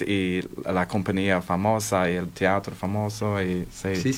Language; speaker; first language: Spanish; non-native, learner; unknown